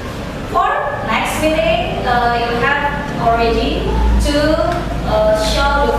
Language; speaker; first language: English; non-native, learner; Indonesian